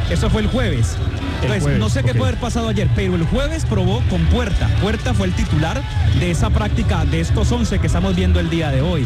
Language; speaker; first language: Spanish; native; Spanish